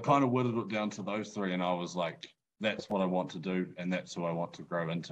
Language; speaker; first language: English; native; English